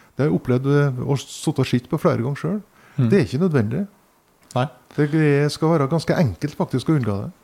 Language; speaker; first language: Norwegian; native; Norwegian